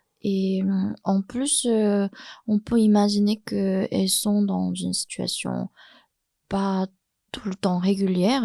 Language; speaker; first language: French; non-native, fluent; Chinese